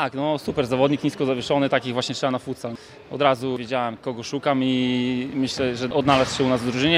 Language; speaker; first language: Polish; native; Polish